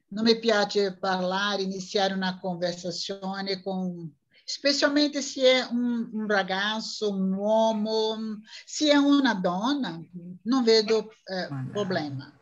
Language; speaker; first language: Italian; non-native, learner; Portuguese